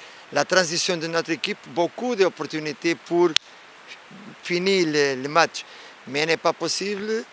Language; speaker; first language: French; non-native, learner; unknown